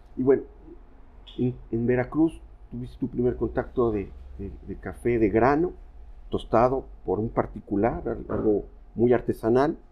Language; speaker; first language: Spanish; native; Spanish